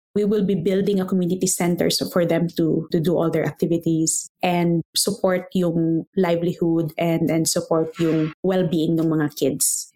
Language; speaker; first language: English; non-native, local second language; Aklanon